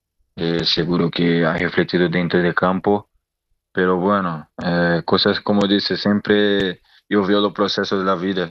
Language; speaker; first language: Spanish; non-native, learner; Portuguese